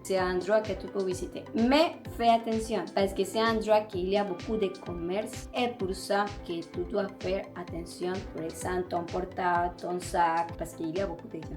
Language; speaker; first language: French; non-native, learner; Spanish